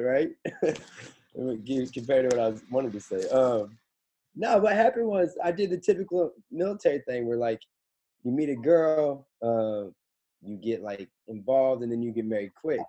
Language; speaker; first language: English; native; English